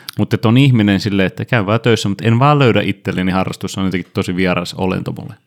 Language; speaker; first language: Finnish; native; Finnish